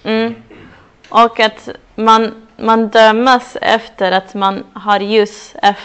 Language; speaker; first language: Swedish; non-native, fluent; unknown